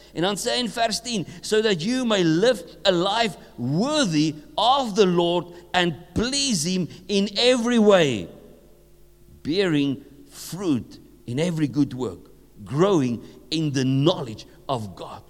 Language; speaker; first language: English; non-native, local second language; Afrikaans